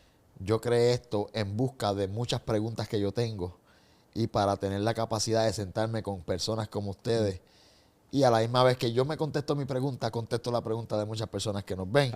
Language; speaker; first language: Spanish; native; Spanish